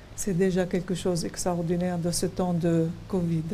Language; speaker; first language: French; non-native, fluent; Arabic